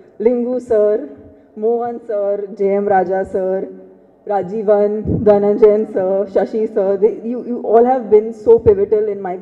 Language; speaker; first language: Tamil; non-native, fluent; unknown